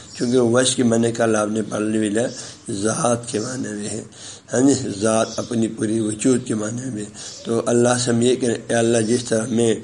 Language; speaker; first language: Urdu; non-native, local second language; Balti